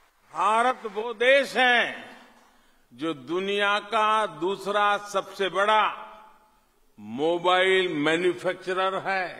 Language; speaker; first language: Hindi; non-native, local second language; Gujarati